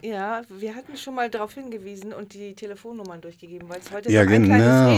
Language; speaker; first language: German; native; German